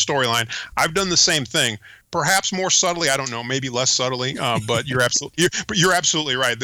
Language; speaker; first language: English; early bilingual, other home language; Spanish